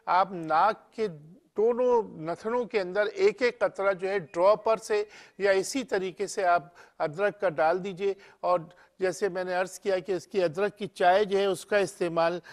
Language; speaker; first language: Urdu; native; Urdu